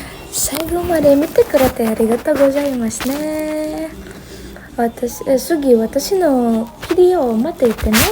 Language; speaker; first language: Japanese; non-native, learner; Indonesian